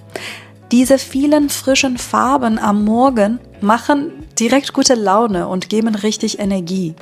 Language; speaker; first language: German; non-native, fluent; Persian